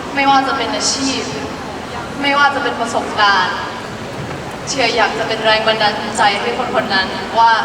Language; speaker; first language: Thai; early bilingual, heritage; Thai